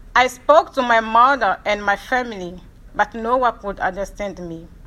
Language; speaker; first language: English; non-native, fluent; Ewe